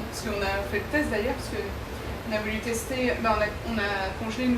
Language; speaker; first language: French; native; French